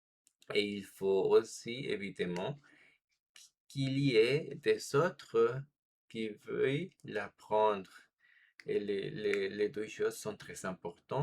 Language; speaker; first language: French; non-native, fluent; Spanish